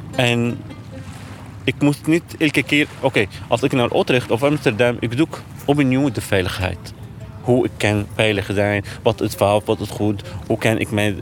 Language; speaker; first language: Dutch; non-native, learner; Arabic